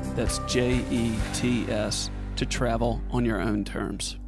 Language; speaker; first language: English; native; English